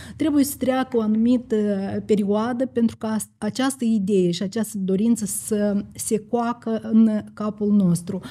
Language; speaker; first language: Romanian; native; Romanian